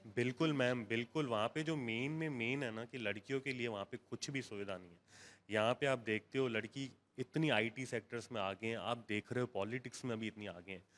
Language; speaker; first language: Hindi; non-native, local second language; Gujarati